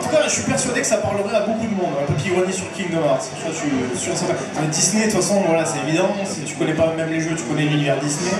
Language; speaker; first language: French; native; French